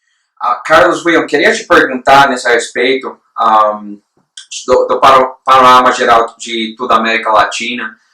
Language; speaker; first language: Portuguese; non-native, fluent; Spanish